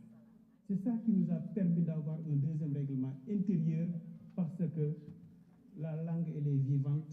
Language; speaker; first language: French; non-native, local second language; Wolof